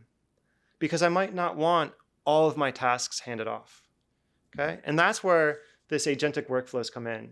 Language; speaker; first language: English; native; English